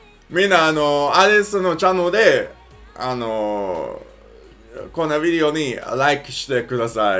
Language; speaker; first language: Japanese; non-native, learner; English